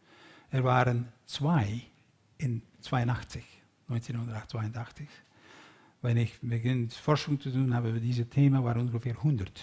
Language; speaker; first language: German; non-native, learner; Dutch